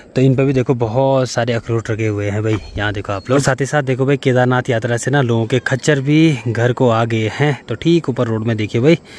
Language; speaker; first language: Hindi; non-native, local second language; Garhwali